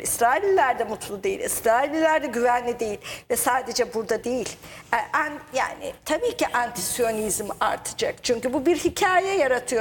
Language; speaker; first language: Turkish; native; Turkish